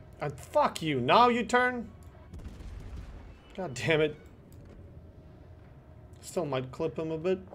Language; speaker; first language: English; non-native, fluent; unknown